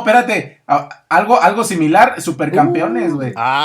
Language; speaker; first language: Spanish; native; Spanish